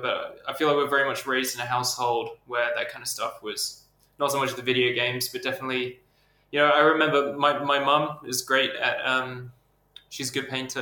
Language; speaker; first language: English; native; English